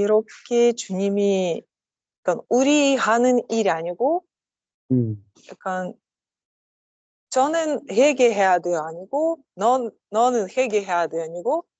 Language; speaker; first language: Korean; non-native, learner; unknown